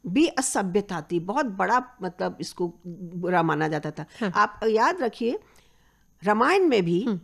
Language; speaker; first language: Hindi; native; Hindi